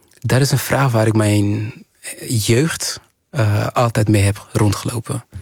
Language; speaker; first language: Dutch; early bilingual, other home language; Kinyarwanda